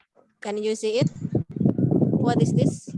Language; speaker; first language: English; non-native, learner; Indonesian